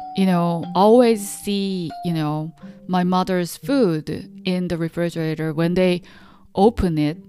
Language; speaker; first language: English; non-native, fluent; Korean